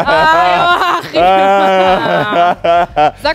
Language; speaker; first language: German; native; German